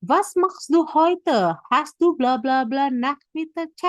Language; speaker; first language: German; non-native, learner; Indonesian